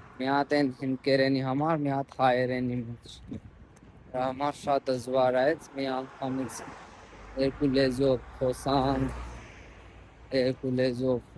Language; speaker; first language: Armenian; non-native, learner; Hindi